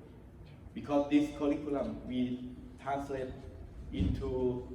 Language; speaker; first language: English; non-native, learner; Thai